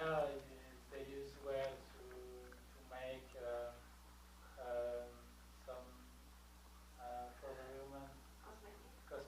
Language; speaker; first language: English; non-native, learner; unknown